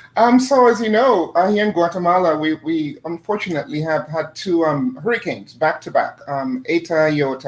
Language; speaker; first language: English; non-native, fluent; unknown